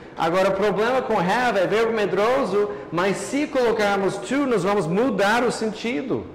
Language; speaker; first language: Portuguese; non-native, fluent; English